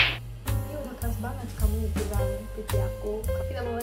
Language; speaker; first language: Indonesian; early bilingual, other home language; Russian